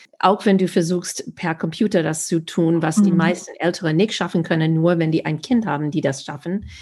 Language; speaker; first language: German; non-native, learner; English